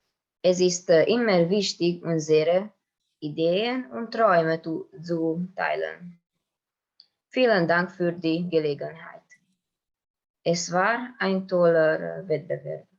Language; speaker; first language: German; non-native, learner; Hungarian